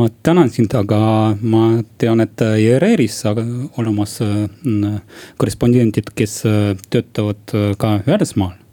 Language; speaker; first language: Estonian; non-native, local second language; Russian